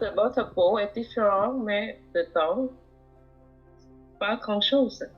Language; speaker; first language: French; non-native, learner; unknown